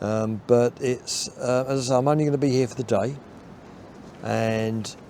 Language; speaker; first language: English; native; English